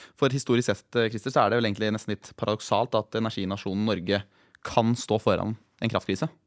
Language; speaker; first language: Norwegian; native; Norwegian